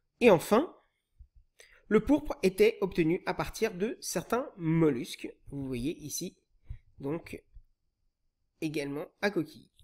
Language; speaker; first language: French; native; French